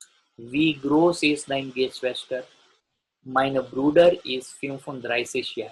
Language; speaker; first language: German; non-native, learner; Gujarati